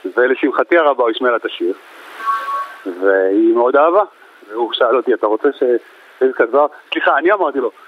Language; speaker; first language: Hebrew; early bilingual, other home language; Amharic